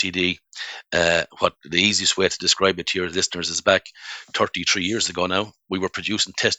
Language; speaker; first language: English; native; English